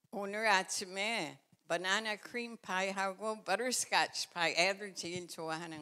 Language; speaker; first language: Korean; non-native, fluent; English